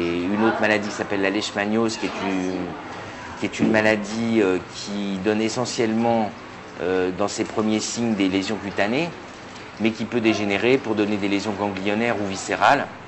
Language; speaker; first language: French; native; French